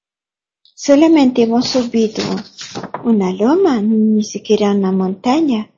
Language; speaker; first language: Spanish; non-native, learner; German